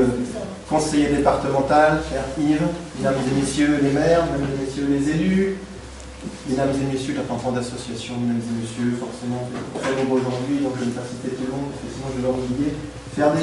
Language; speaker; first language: French; native; French